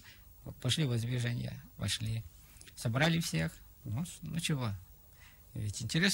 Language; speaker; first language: Russian; native; Russian